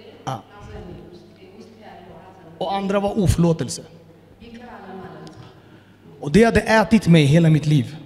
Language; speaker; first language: Swedish; early bilingual, other home language; Amharic